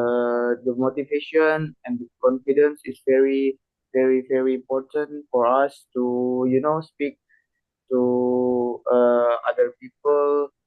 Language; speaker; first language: English; non-native, learner; Indonesian